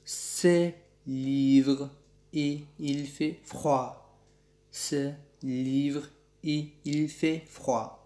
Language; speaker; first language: French; non-native, learner; Pashto